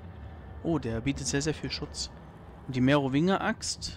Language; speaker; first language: German; native; German